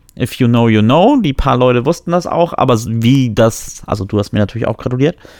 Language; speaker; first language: German; early bilingual, other home language; Polish